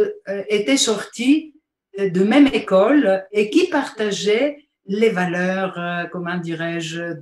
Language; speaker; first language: French; non-native, fluent; Bulgarian